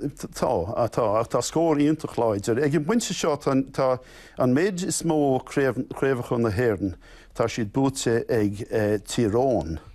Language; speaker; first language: Irish; non-native, local second language; English